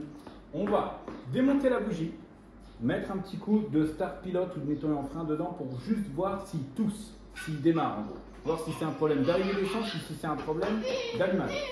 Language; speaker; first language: French; native; French